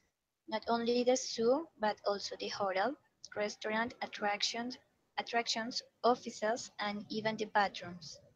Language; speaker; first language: English; non-native, learner; Spanish